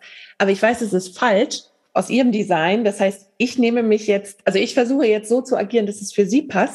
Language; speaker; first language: German; native; German